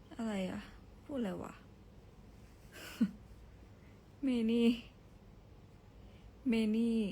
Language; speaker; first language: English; non-native, learner; Thai